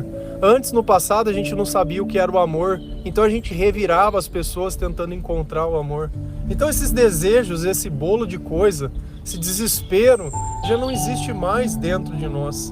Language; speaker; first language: Portuguese; native; Portuguese